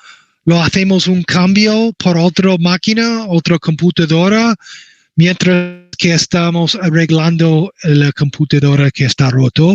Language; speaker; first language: Spanish; non-native, learner; English